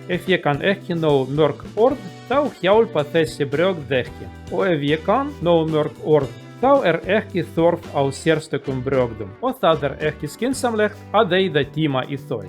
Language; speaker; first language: Icelandic; non-native, learner; Russian